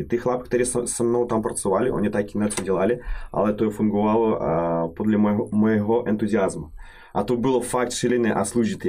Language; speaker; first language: Czech; non-native, fluent; Russian